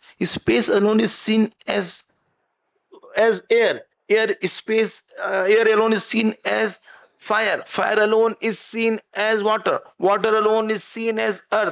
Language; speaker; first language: English; non-native, local second language; Hindi